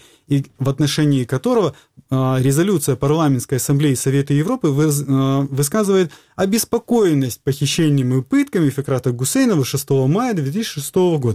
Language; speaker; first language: Russian; native; Russian